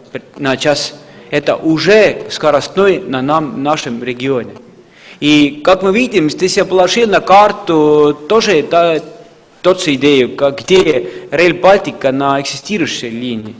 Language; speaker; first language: Russian; non-native, fluent; Estonian